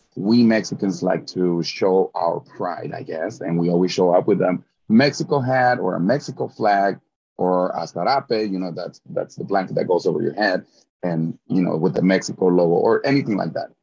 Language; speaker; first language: English; early bilingual, other home language; Spanish